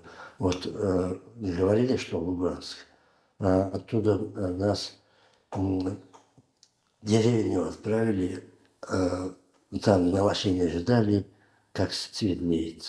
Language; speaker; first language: Russian; non-native, learner; Uzbek